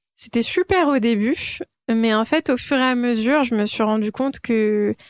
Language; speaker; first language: French; native; French